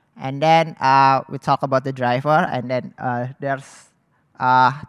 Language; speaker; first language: English; non-native, fluent; Indonesian